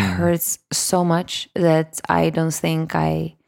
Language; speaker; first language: English; non-native, fluent; Russian